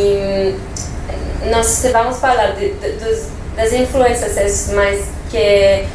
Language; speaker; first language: Portuguese; non-native, fluent; French